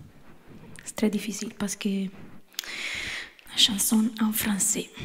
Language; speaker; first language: French; non-native, learner; Italian